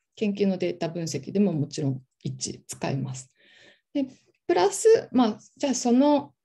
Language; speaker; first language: Japanese; native; Japanese